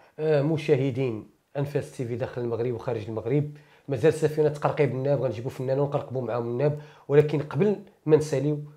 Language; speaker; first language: Arabic; native; Arabic